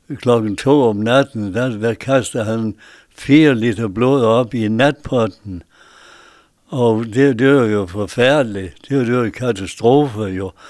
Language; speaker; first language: Danish; native; Danish